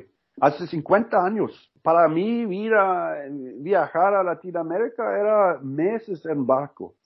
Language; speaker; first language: Spanish; non-native, learner; Norwegian